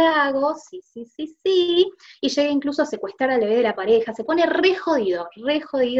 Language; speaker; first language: Spanish; native; Spanish